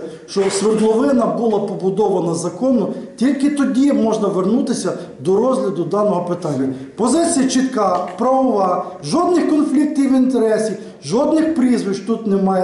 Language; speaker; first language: Ukrainian; native; Ukrainian